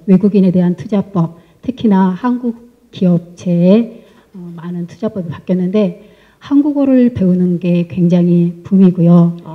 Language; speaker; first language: Korean; native; Korean